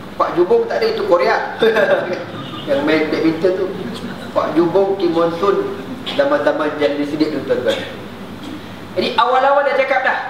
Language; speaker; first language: Malay; native; Malay